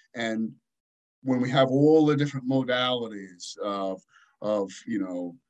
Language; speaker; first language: English; native; English